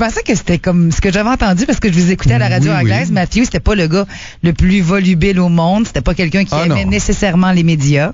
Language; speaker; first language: French; native; French